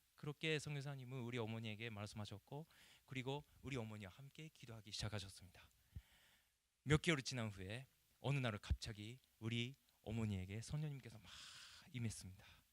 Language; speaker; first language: Korean; non-native, fluent; Japanese